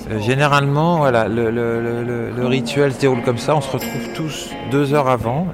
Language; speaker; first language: French; native; French